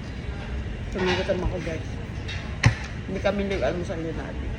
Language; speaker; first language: Filipino; native; Filipino